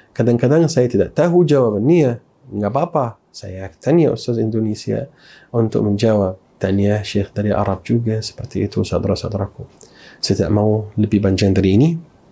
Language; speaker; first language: Malay; non-native, fluent; Arabic